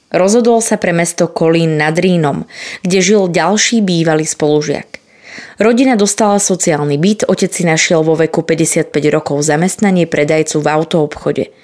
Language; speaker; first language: Slovak; native; Slovak